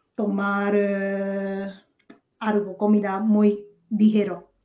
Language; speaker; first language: Spanish; non-native, fluent; Japanese